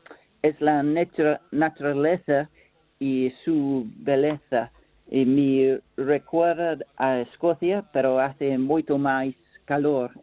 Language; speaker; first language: Spanish; non-native, learner; English